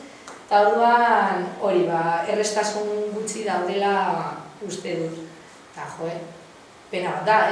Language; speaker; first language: Basque; non-native, local second language; Spanish